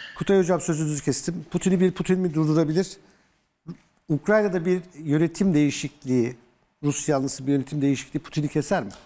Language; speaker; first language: Turkish; native; Turkish